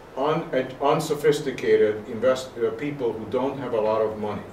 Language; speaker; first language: English; non-native, fluent; Hungarian